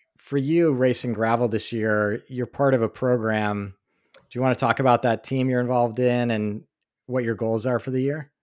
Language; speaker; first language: English; native; English